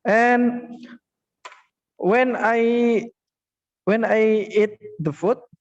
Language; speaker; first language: English; non-native, learner; Indonesian